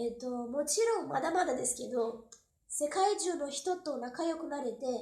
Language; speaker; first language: Japanese; non-native, fluent; Portuguese